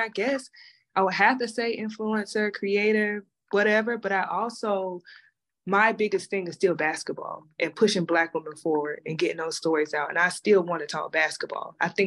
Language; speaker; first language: English; native; English